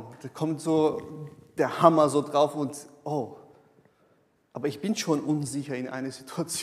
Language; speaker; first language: German; non-native, fluent; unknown